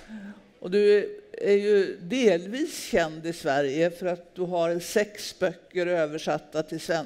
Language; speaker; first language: Swedish; native; Swedish